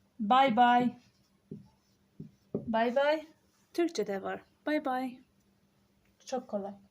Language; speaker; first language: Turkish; non-native, fluent; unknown